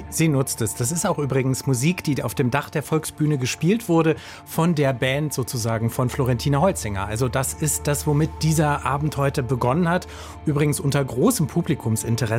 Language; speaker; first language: German; native; German